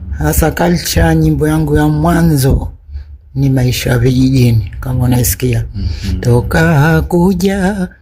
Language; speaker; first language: Swahili; native; Swahili